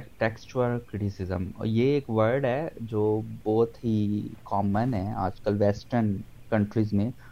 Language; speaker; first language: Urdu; non-native, local second language; Punjabi